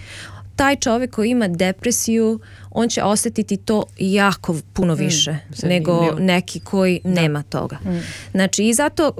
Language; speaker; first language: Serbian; early bilingual, heritage; Serbian